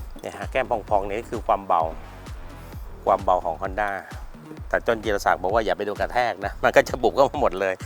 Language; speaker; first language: Thai; native; Thai